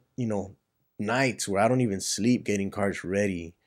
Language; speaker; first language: English; native; English